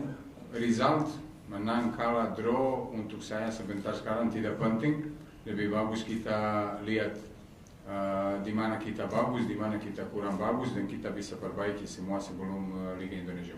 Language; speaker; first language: Indonesian; non-native, learner; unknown